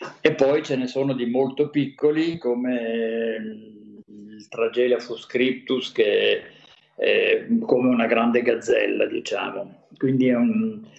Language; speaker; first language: Italian; native; Italian